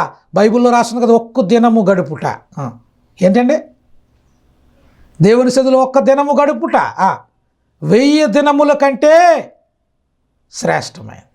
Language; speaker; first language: Telugu; native; Telugu